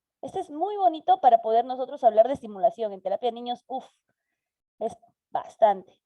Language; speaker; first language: Spanish; native; Spanish